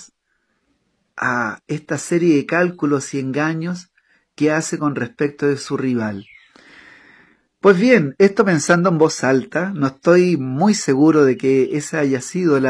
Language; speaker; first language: Spanish; native; Spanish